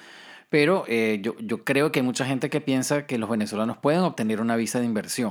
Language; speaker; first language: Spanish; native; Spanish